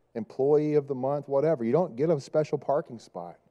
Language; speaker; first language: English; native; English